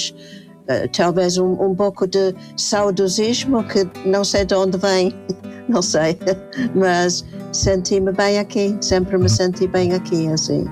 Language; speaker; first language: Portuguese; non-native, fluent; English